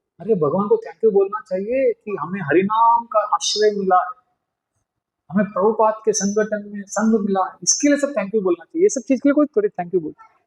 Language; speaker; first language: Hindi; non-native, local second language; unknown